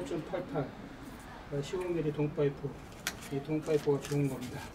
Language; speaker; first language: Korean; native; Korean